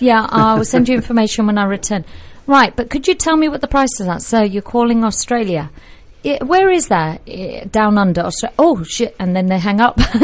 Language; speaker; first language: English; native; English